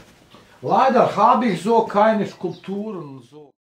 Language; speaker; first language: German; non-native, learner; Croatian